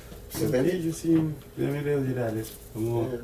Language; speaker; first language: Portuguese; non-native, fluent; Chinese